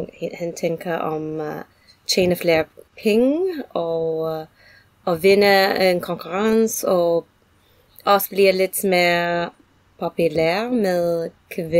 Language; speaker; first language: Danish; non-native, fluent; English